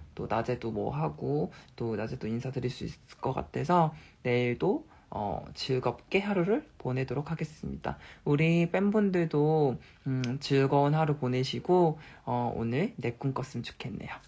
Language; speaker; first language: Korean; native; Korean